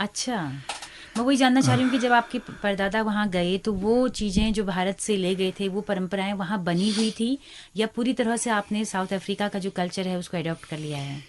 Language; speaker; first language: Hindi; native; Hindi